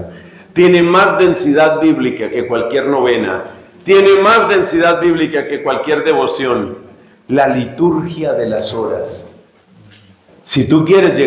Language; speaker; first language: Spanish; native; Spanish